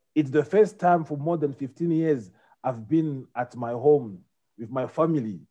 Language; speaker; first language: English; non-native, fluent; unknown